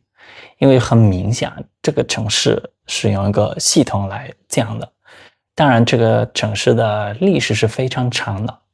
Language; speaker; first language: Chinese; non-native, fluent; Spanish